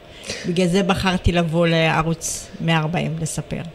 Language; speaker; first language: Hebrew; early bilingual, other home language; Amharic